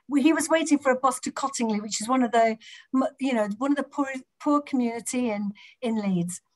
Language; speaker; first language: English; native; English